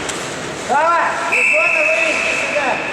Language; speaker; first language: Russian; native; Russian